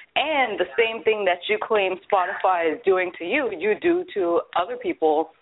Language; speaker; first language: English; native; English